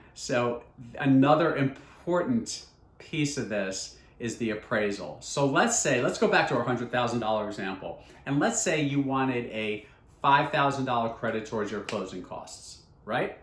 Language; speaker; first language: English; native; English